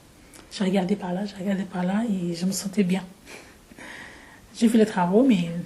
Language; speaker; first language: French; non-native, fluent; Arabic